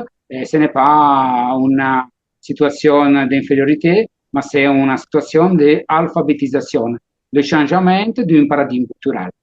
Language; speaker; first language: French; non-native, learner; Italian